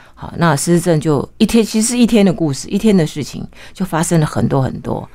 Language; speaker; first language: Chinese; native; Chinese